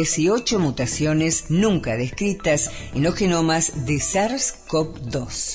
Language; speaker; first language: Spanish; native; Spanish